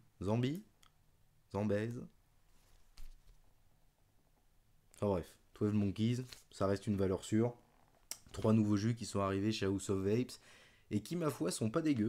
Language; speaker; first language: French; native; French